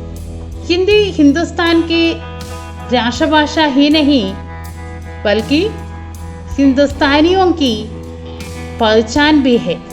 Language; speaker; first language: Hindi; non-native, local second language; Malayalam